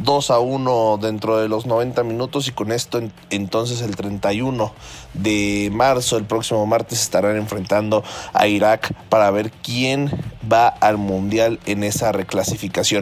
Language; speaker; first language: Spanish; native; Spanish